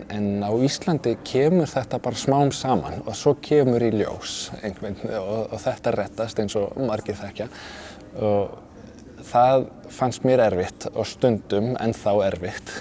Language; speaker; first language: Icelandic; non-native, fluent; Danish